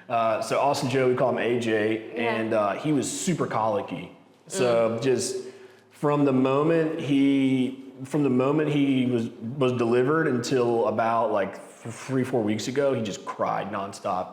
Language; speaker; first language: English; native; English